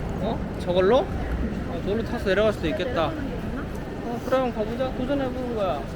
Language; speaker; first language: Korean; native; Korean